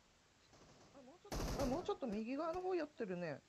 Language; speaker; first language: Japanese; native; Japanese